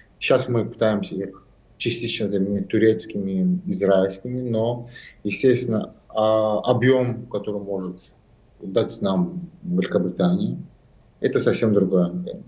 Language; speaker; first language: Russian; non-native, local second language; Azerbaijani